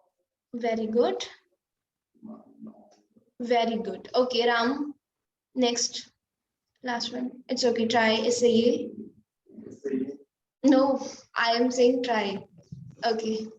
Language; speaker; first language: English; non-native, local second language; Hindi